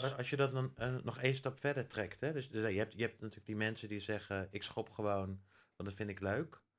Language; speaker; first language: Dutch; native; Dutch